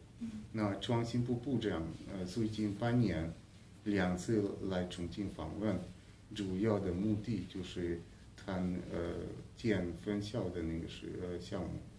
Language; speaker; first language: Chinese; non-native, fluent; Hungarian